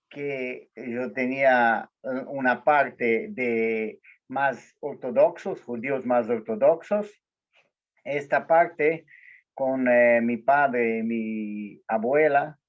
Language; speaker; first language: Spanish; non-native, learner; Portuguese